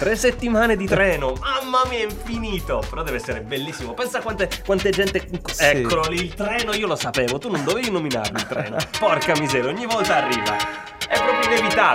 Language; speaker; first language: Italian; native; Italian